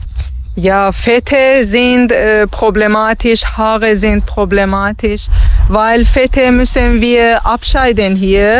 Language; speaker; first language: German; non-native, fluent; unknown